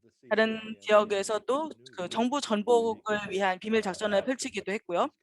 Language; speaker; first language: Korean; native; Korean